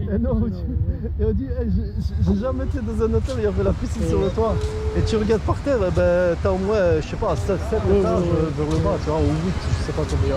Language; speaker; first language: French; early bilingual, other home language; Polish